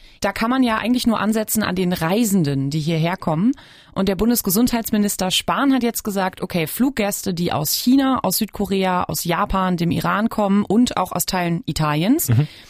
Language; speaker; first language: German; native; German